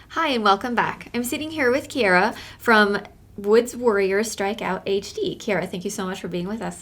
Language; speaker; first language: English; native; English